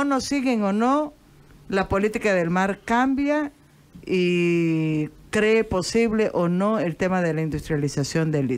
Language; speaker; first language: Spanish; native; Spanish